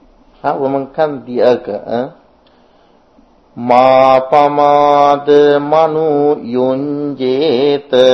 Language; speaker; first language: Chinese; non-native, fluent; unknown